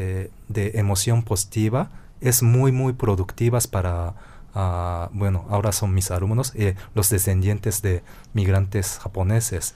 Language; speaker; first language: Spanish; non-native, fluent; Japanese